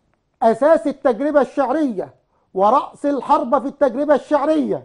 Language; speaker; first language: Arabic; native; Arabic